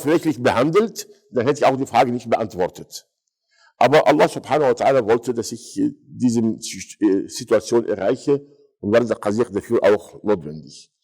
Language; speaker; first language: German; non-native, fluent; Arabic